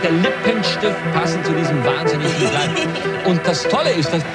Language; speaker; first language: German; native; German